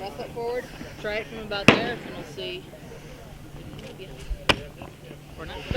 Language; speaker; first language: English; native; English